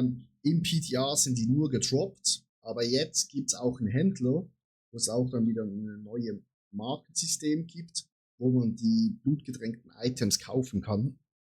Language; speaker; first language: German; native; German